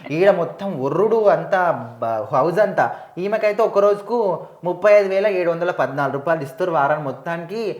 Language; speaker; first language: Telugu; native; Telugu